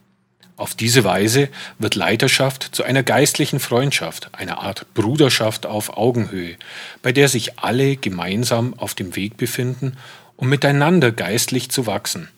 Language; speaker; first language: German; native; German